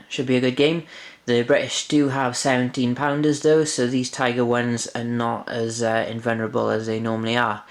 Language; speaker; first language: English; native; English